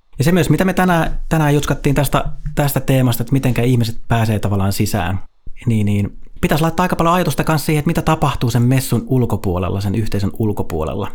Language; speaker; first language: Finnish; native; Finnish